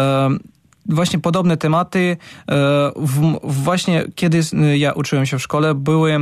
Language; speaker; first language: Polish; non-native, fluent; Ukrainian